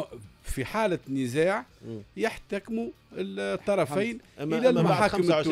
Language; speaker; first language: Arabic; native; Arabic